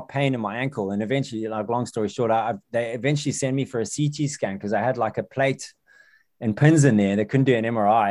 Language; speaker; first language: English; native; English